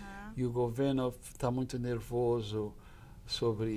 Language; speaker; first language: Portuguese; non-native, fluent; English